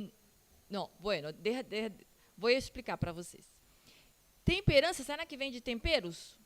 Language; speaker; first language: Portuguese; non-native, learner; Spanish